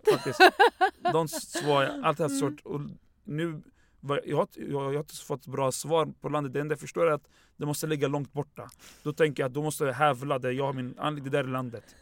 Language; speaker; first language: Swedish; early bilingual, other home language; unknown